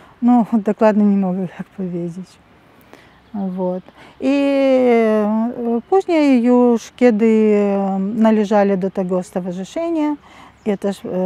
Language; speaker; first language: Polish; non-native, learner; Russian